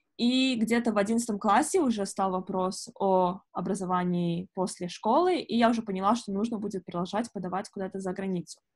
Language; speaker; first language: Russian; native; Russian